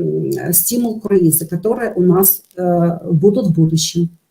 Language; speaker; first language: Russian; native; Russian